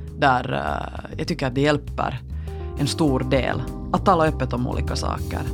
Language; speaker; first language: Swedish; native; Swedish